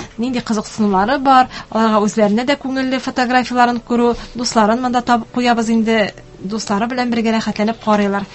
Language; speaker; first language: Tatar; native; Tatar